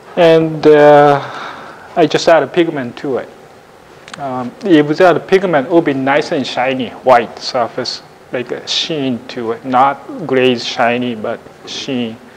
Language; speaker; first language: English; non-native, fluent; Japanese